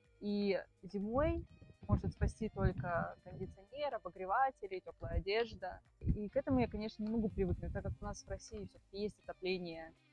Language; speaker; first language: Russian; native; Russian